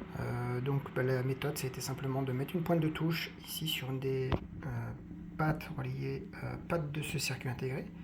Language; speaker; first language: French; native; French